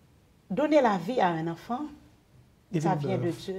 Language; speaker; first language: French; non-native, local second language; Haitian Creole